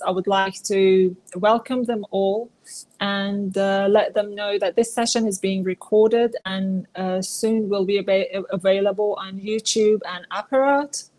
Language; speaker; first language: English; non-native, fluent; Persian